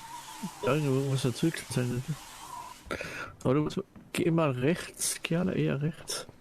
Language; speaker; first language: German; native; German